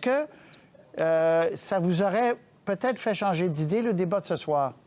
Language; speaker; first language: French; native; French